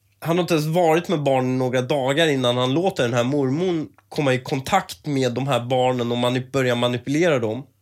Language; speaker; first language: Swedish; early bilingual, other home language; Persian